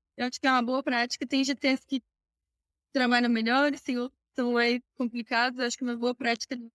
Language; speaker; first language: Portuguese; native; Portuguese